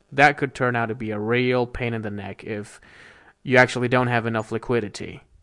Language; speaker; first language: English; non-native, fluent; Persian